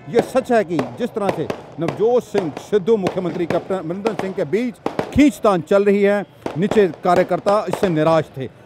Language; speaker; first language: Hindi; non-native, local second language; Punjabi